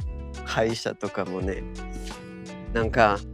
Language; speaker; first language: Japanese; non-native, fluent; English